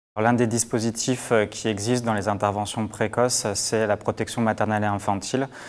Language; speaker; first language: French; native; French